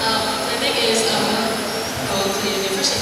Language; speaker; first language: English; non-native, learner; Indonesian